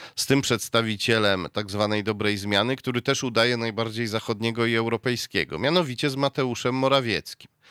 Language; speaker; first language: Polish; native; Polish